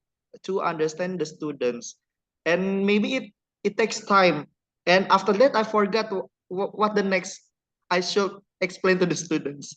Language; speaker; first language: English; non-native, learner; Indonesian